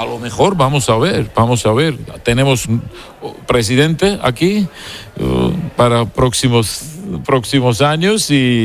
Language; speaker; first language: Spanish; non-native, fluent; Georgian